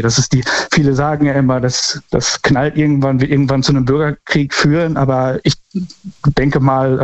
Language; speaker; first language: German; native; German